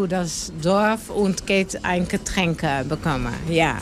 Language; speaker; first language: German; non-native, learner; Dutch